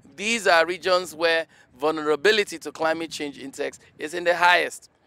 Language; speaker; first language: English; non-native, local second language; Igbo